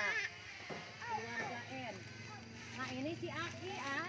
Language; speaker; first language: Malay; non-native, local second language; Sundanese